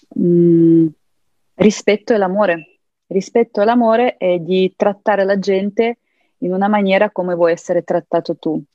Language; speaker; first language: Italian; non-native, fluent; Ukrainian